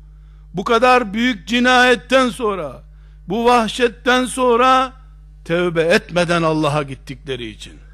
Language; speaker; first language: Turkish; native; Turkish